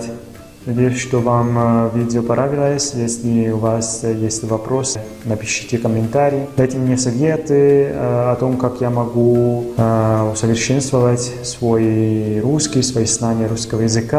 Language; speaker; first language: Russian; non-native, fluent; Italian